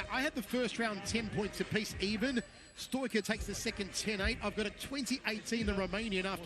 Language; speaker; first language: English; native; English